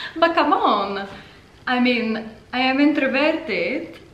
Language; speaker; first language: English; non-native, fluent; Czech